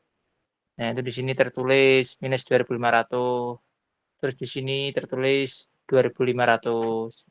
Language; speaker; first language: Indonesian; non-native, local second language; Javanese